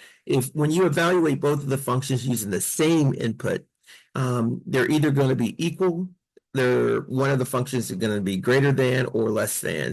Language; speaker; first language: English; native; English